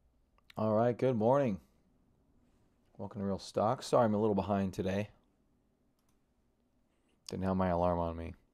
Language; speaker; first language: English; native; English